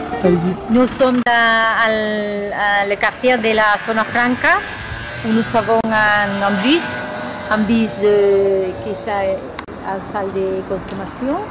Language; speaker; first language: French; non-native, learner; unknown